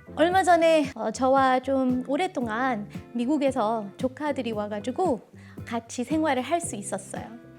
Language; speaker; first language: Korean; early bilingual, heritage; Korean